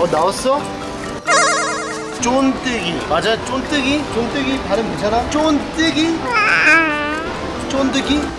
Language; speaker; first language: Korean; non-native, fluent; English